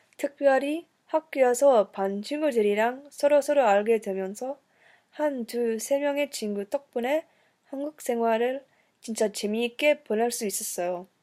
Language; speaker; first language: Korean; early bilingual, heritage; English